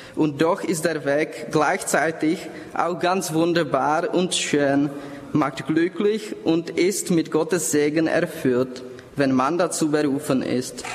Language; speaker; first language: German; non-native, fluent; Czech